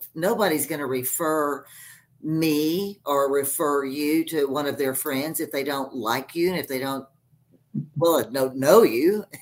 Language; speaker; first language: English; native; English